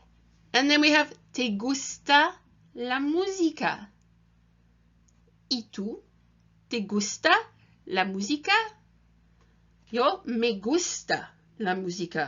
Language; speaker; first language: Spanish; non-native, learner; English